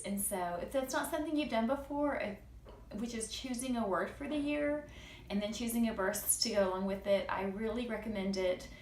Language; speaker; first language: English; native; English